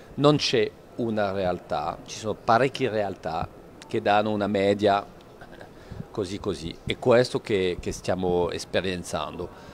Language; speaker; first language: Italian; non-native, fluent; French